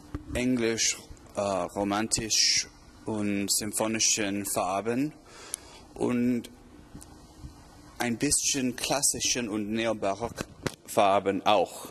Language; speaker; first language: German; non-native, learner; English